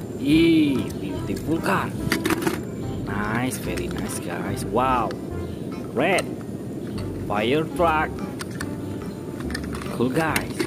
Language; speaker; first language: English; non-native, learner; Indonesian